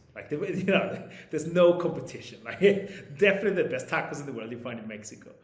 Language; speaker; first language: English; non-native, fluent; Swedish